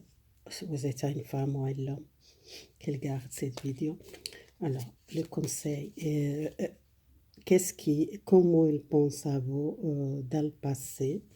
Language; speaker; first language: French; non-native, learner; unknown